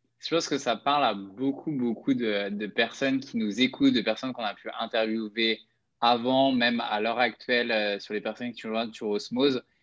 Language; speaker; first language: French; native; French